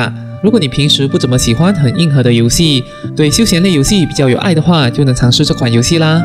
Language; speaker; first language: Chinese; native; Chinese